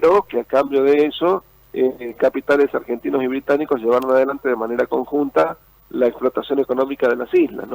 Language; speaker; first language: Spanish; native; Spanish